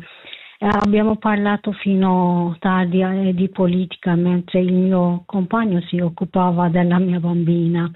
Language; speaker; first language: Italian; non-native, learner; Kurdish